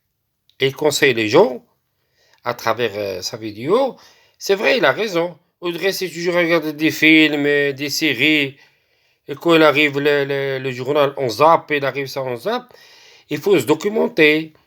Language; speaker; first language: French; non-native, local second language; Arabic